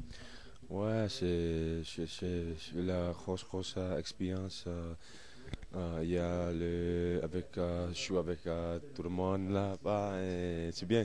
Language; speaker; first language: French; non-native, learner; Samoan